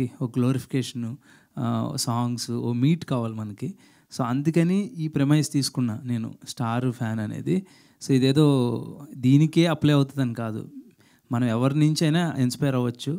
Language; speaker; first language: Telugu; native; Telugu